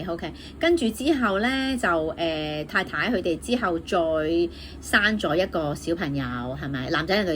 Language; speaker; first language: Cantonese; native; Cantonese